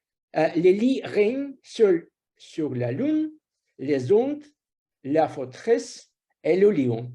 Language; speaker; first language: French; non-native, fluent; Russian